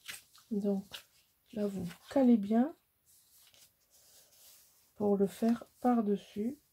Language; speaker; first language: French; native; French